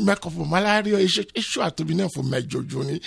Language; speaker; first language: Hungarian; non-native, fluent; Yoruba